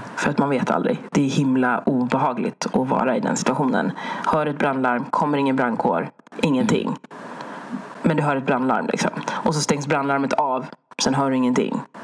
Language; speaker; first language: Swedish; early bilingual, other home language; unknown